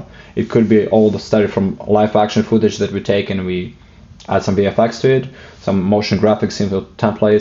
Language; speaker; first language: English; non-native, fluent; Russian